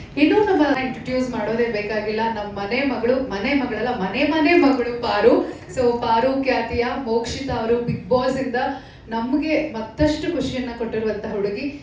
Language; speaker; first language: Kannada; native; Kannada